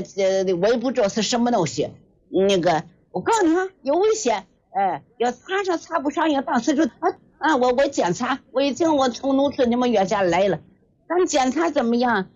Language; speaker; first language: Chinese; native; Chinese